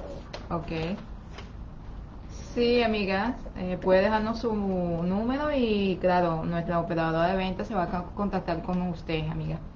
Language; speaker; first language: Spanish; non-native, fluent; Chinese